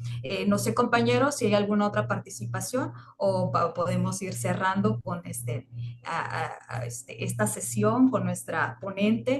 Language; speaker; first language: Spanish; native; Spanish